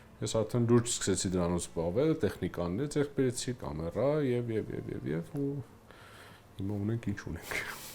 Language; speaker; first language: Armenian; early bilingual, heritage; Armenian